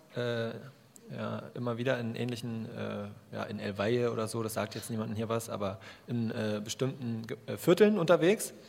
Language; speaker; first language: German; native; German